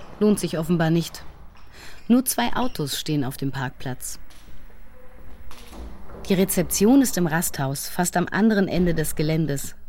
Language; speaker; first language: German; native; German